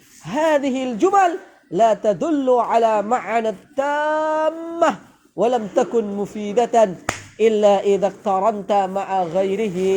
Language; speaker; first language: Arabic; non-native, fluent; Indonesian